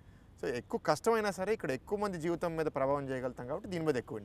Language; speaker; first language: Telugu; native; Telugu